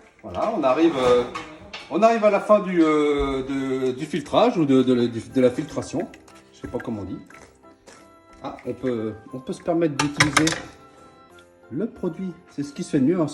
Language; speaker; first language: French; native; French